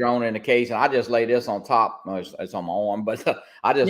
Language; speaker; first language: English; native; English